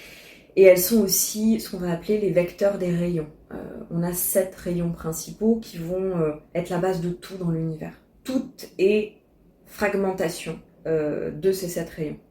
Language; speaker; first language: French; native; French